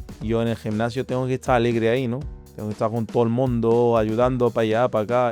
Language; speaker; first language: Spanish; non-native, fluent; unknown